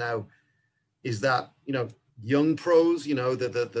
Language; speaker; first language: English; native; English